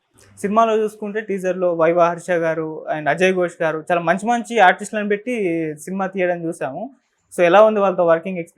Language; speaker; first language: Telugu; native; Telugu